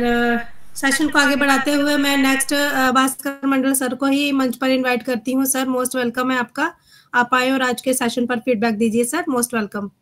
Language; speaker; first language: Hindi; native; Hindi